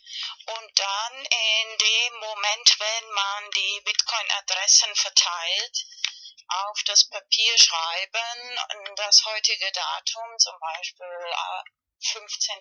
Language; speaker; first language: German; non-native, learner; Spanish